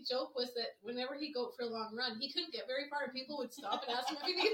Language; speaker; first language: English; native; English